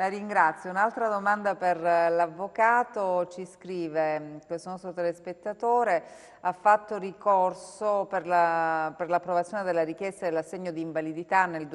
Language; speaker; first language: Italian; native; Italian